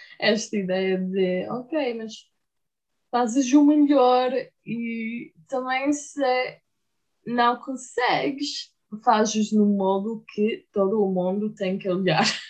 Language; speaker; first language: Portuguese; early bilingual, heritage; English